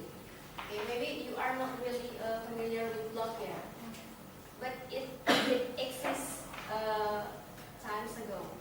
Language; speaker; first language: English; non-native, fluent; Indonesian